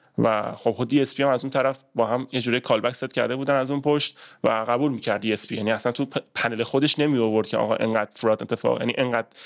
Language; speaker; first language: Persian; native; Persian